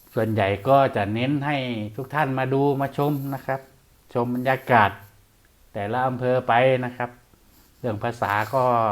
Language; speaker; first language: Thai; non-native, local second language; Northeastern Thai